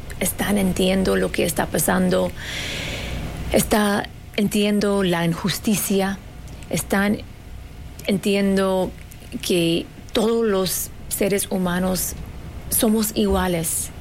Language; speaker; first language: Spanish; non-native, fluent; Arabic